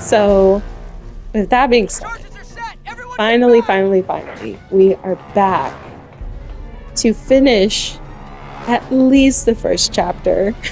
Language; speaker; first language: English; native; English